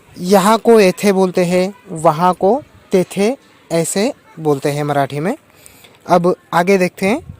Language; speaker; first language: Hindi; non-native, local second language; Marathi